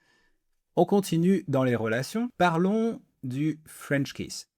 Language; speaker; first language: French; native; French